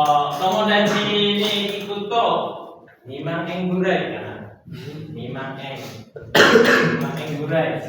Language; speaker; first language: Japanese; non-native, fluent; Indonesian